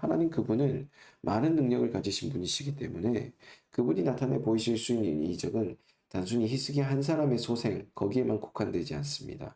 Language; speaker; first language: Korean; native; Korean